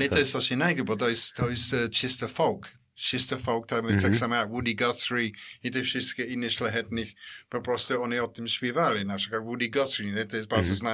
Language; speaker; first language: Polish; non-native, fluent; English